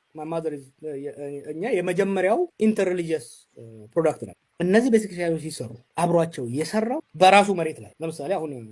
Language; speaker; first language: Amharic; non-native, local second language; Oromo